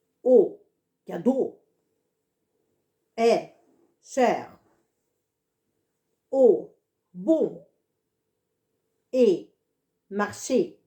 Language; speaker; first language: French; non-native, fluent; Russian